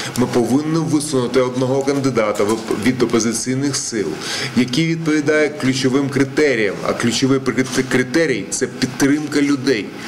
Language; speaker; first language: Ukrainian; non-native, local second language; Russian